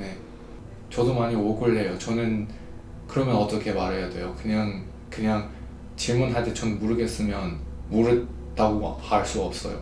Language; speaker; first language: Korean; non-native, learner; Chinese